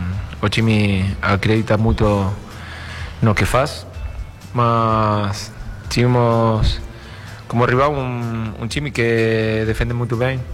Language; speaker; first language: Portuguese; non-native, learner; Spanish